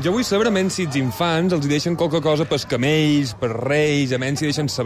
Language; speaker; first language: Catalan; native; Catalan